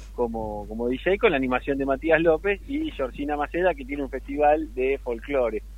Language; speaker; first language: Spanish; native; Spanish